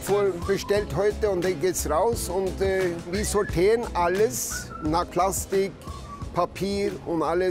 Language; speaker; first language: German; non-native, fluent; Norwegian